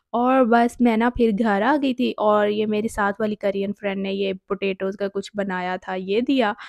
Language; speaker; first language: Urdu; native; Urdu